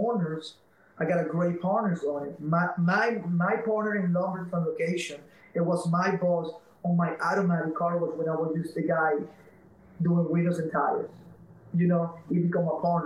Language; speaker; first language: English; non-native, fluent; Spanish